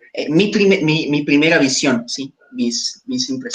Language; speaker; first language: Spanish; non-native, learner; Portuguese